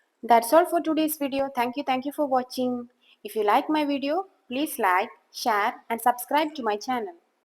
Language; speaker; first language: English; non-native, local second language; Malayalam